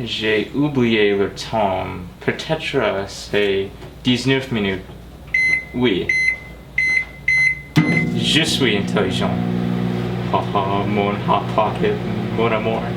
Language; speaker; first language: French; non-native, learner; English